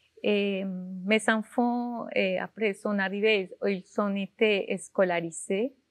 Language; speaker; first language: French; non-native, fluent; Spanish